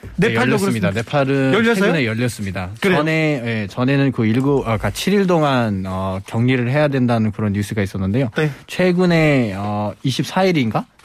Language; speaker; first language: Korean; non-native, fluent; French